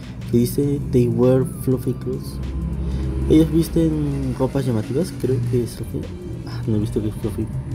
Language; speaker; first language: Spanish; native; Spanish